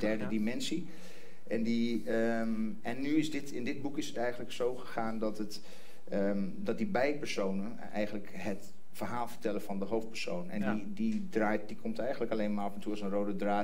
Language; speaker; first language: Dutch; non-native, fluent; English